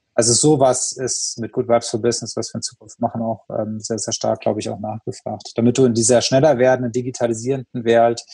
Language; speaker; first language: German; native; German